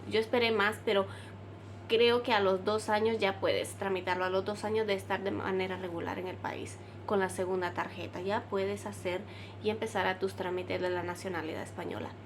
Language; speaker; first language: Spanish; native; Spanish